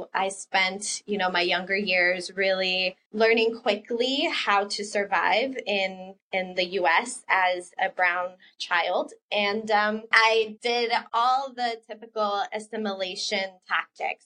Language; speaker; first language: English; early bilingual, other home language; Spanish